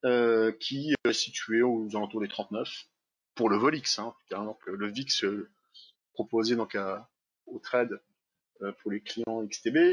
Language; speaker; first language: French; native; French